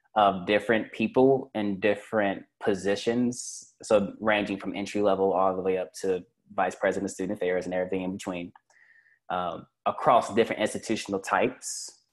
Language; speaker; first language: English; native; English